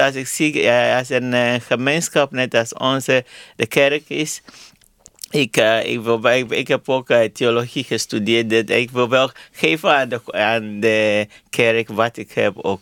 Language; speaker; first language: Dutch; non-native, learner; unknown